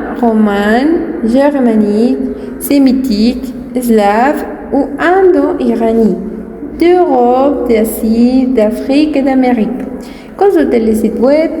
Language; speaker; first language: French; non-native, learner; Spanish